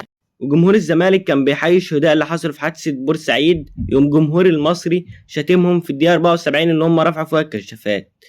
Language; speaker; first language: Arabic; native; Arabic